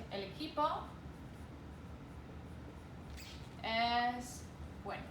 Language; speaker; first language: Spanish; non-native, fluent; English